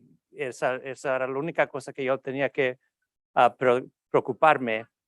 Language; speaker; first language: Spanish; early bilingual, heritage; Spanish